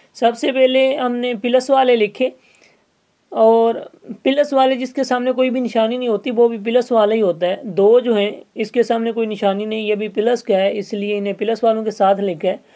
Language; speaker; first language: Urdu; non-native, local second language; Sindhi